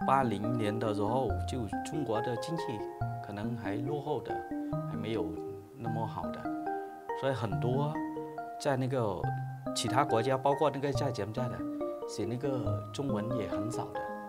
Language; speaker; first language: Chinese; early bilingual, heritage; Chinese